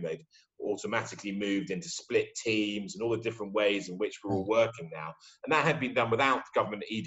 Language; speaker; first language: English; native; English